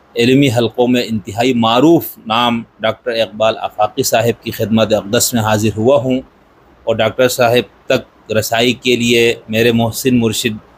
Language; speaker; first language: Urdu; non-native, local second language; Balti